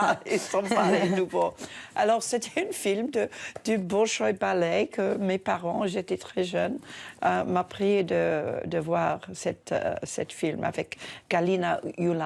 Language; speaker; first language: French; non-native, learner; English